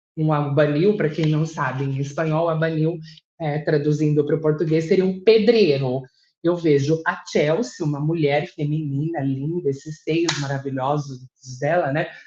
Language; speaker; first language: Portuguese; native; Portuguese